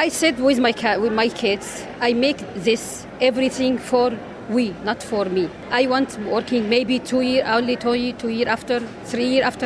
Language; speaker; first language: English; non-native, learner; Arabic